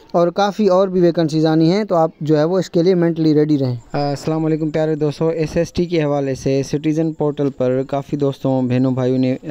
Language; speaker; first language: Urdu; non-native, local second language; Sindhi